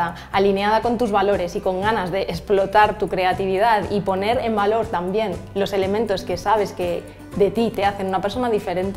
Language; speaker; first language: Spanish; native; Spanish